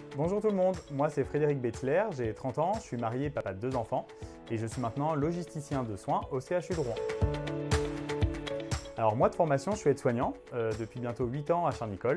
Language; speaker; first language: French; native; French